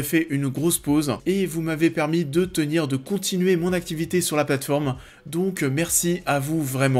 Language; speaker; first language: French; native; French